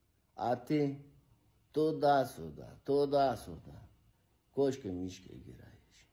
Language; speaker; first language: Russian; non-native, learner; Turkmen